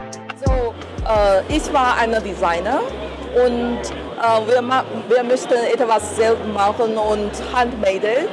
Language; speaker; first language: German; non-native, learner; Chinese